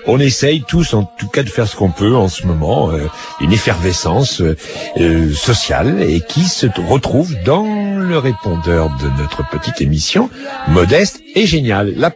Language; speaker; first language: French; native; French